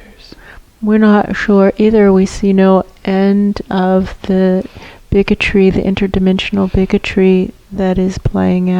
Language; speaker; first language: English; native; English